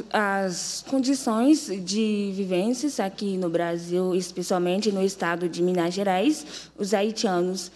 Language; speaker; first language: Portuguese; non-native, fluent; Haitian Creole